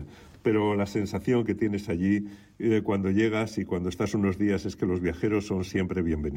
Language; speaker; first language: Spanish; native; Spanish